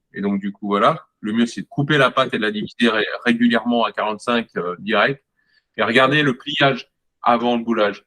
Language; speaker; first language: French; native; French